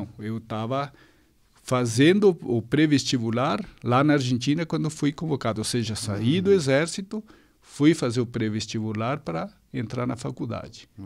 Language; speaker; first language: Portuguese; non-native, fluent; Spanish